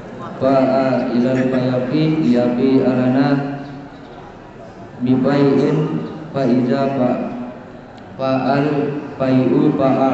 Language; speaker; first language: Arabic; non-native, learner; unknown